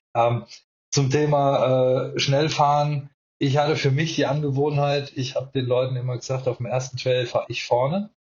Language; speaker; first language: German; native; German